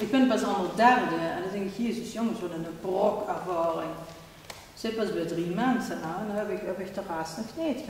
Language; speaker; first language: Dutch; native; Dutch